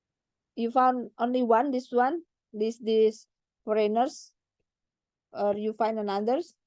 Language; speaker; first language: English; non-native, learner; Indonesian